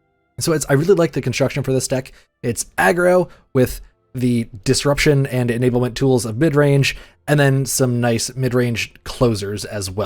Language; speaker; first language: English; native; English